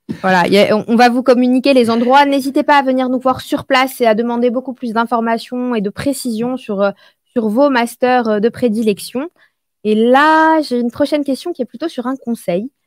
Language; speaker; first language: French; non-native, local second language; Arabic